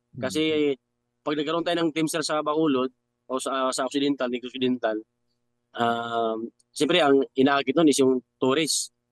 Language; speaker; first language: Filipino; non-native, local second language; Hiligaynon